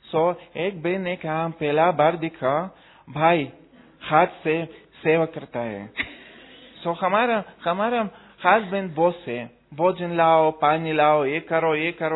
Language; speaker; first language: Hindi; non-native, learner; Russian